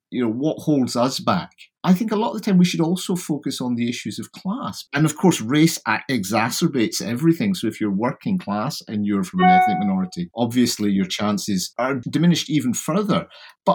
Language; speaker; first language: English; native; English